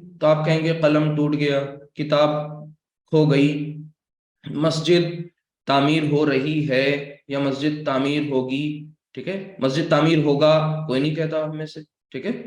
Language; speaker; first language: Urdu; native; Urdu